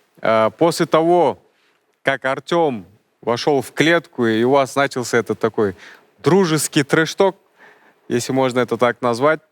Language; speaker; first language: Russian; non-native, local second language; Kazakh